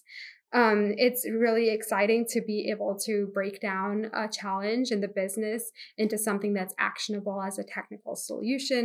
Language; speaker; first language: English; non-native, local second language; Hindi